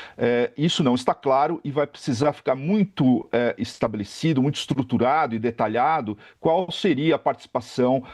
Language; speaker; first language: Portuguese; native; Portuguese